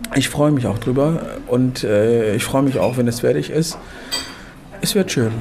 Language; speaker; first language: German; non-native, fluent; Arabic